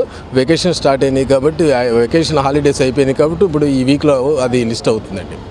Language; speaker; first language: Telugu; native; Telugu